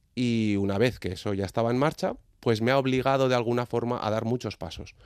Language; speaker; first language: Spanish; native; Spanish